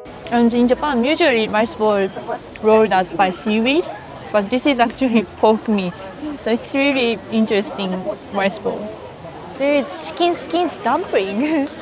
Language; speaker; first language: English; non-native, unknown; Japanese